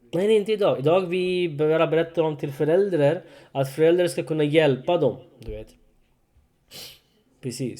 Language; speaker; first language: Swedish; non-native, learner; Urdu